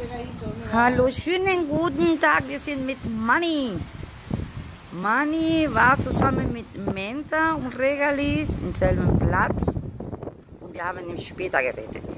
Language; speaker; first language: German; non-native, fluent; Spanish